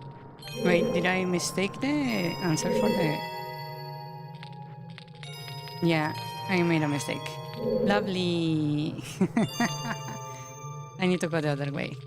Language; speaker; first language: English; non-native, fluent; Spanish